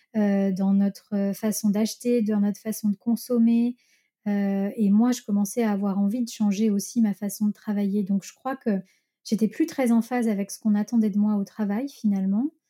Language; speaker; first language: French; native; French